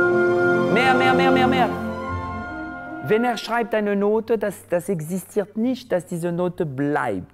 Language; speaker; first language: German; non-native, fluent; French